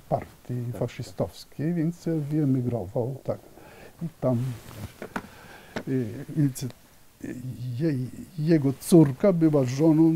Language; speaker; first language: Polish; non-native, fluent; Italian